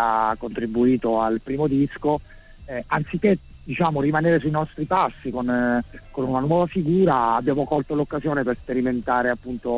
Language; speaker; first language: Italian; native; Italian